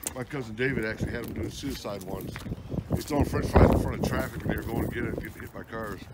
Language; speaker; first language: English; native; English